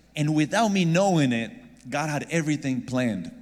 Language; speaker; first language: English; non-native, fluent; Spanish